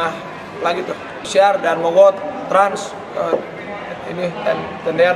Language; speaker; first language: Indonesian; native; Indonesian